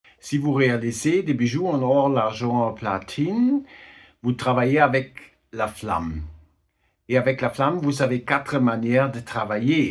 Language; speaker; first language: French; non-native, learner; German